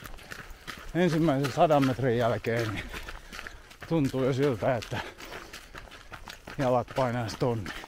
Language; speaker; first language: Finnish; native; Finnish